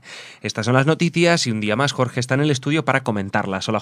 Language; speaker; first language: Spanish; native; Spanish